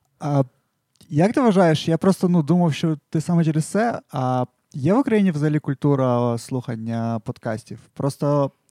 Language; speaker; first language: Ukrainian; non-native, local second language; Russian